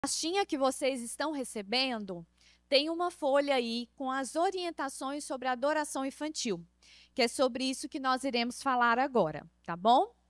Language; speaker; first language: Portuguese; native; Portuguese